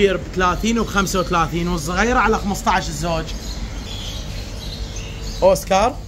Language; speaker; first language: Arabic; native; Arabic